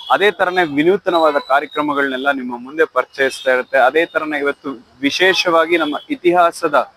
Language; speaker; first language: Kannada; native; Kannada